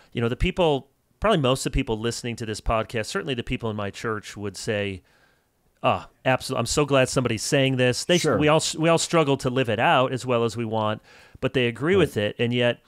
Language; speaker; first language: English; native; English